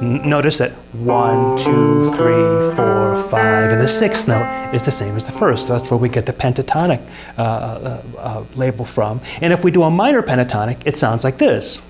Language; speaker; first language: English; native; English